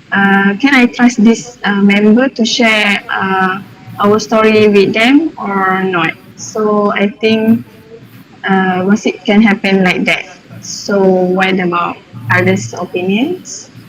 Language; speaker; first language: English; non-native, learner; Malay